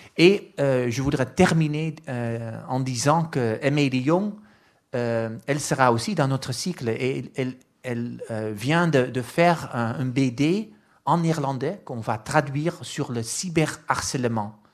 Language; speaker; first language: French; non-native, fluent; Dutch